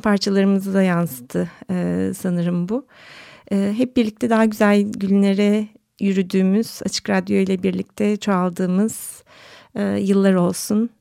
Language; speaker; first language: Turkish; native; Turkish